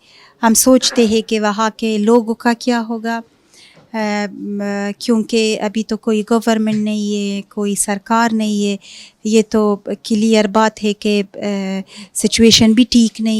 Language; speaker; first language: Hindi; non-native, fluent; Punjabi